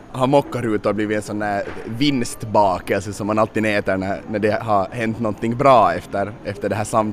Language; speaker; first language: Swedish; native; Swedish